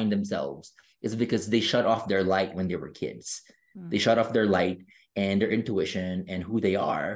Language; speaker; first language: English; non-native, local second language; Filipino